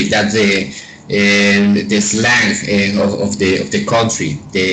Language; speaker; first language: English; non-native, fluent; Spanish